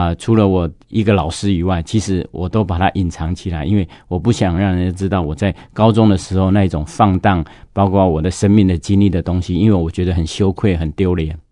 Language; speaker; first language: Chinese; non-native, local second language; Hakka Chinese